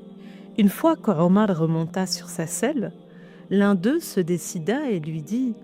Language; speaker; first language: French; native; French